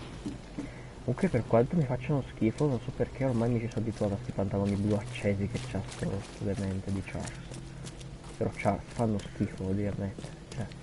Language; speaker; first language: Italian; native; Italian